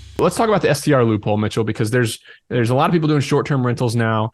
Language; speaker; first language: English; native; English